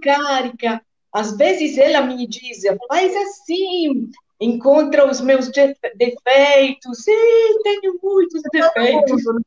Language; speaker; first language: Portuguese; non-native, fluent; Italian